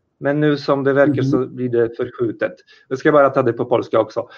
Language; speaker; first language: Swedish; non-native, fluent; Polish